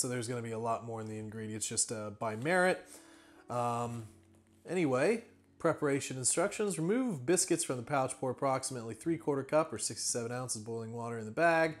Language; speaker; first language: English; native; English